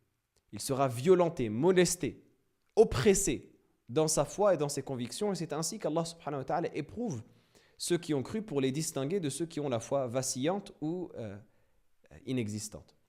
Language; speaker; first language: French; native; French